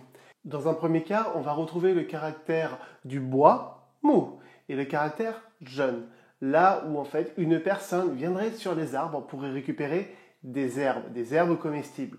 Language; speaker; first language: French; native; French